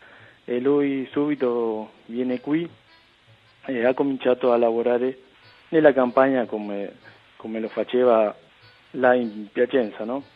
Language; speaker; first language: Italian; early bilingual, heritage; Spanish